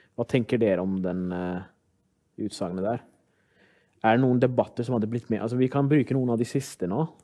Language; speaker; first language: Norwegian; early bilingual, other home language; Somali